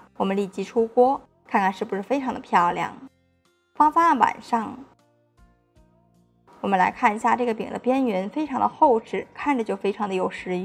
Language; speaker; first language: Chinese; native; Chinese